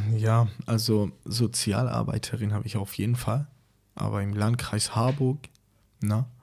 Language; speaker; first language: German; non-native, fluent; Persian